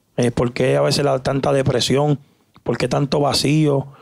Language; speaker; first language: Spanish; native; Spanish